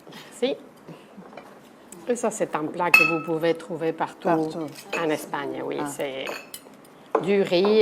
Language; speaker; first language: French; non-native, fluent; Spanish